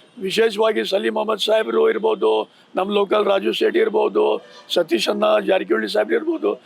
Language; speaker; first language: Kannada; non-native, local second language; Urdu